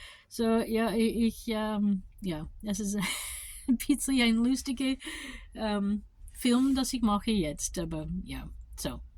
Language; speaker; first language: German; non-native, learner; English